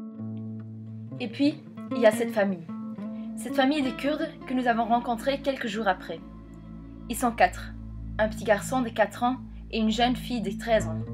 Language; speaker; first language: French; native; French